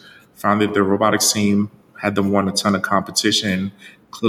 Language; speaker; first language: English; early bilingual, other home language; Haitian Creole